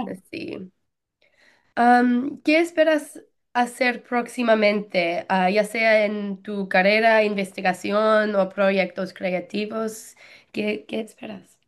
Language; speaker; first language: Spanish; non-native, learner; English